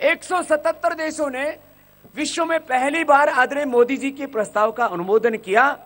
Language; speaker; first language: Hindi; native; Hindi